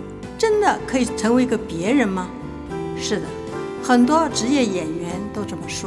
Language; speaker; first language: Chinese; native; Chinese